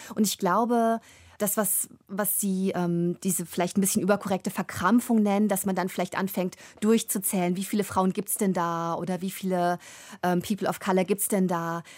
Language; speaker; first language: German; native; German